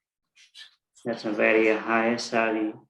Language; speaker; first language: English; non-native, learner; Vietnamese